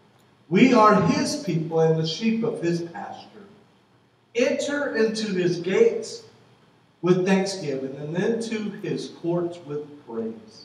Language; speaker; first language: English; native; English